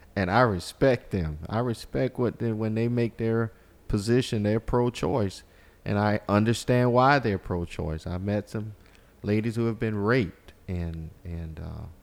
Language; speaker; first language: English; native; English